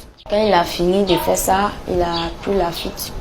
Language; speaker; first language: French; non-native, local second language; Dyula